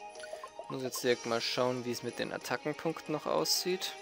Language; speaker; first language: German; native; German